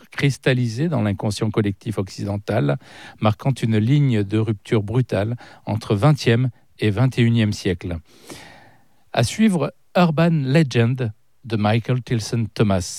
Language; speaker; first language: French; native; French